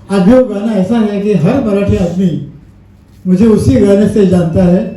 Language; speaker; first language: Hindi; non-native, local second language; Marathi